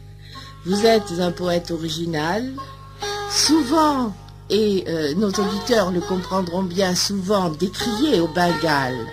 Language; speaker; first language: French; native; French